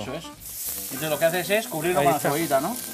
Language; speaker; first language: Spanish; native; Spanish